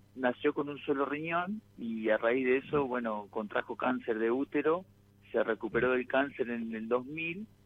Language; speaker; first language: Spanish; native; Spanish